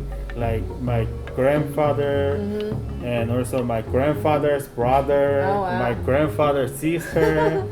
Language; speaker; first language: English; non-native, fluent; Korean